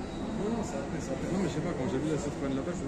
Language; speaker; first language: French; native; French